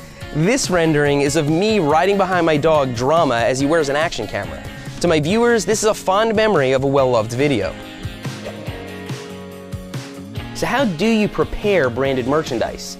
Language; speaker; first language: English; native; English